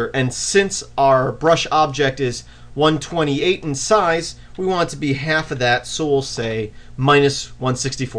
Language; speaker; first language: English; native; English